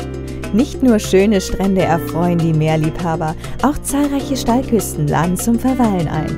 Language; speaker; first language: German; native; German